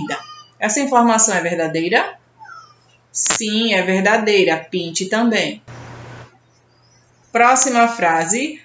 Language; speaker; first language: Portuguese; native; Portuguese